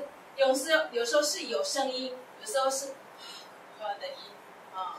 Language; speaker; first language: Chinese; non-native, local second language; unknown